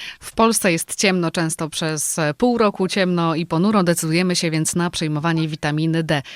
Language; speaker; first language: Polish; native; Polish